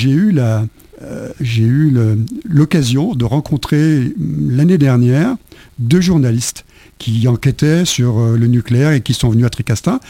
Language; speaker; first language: French; native; French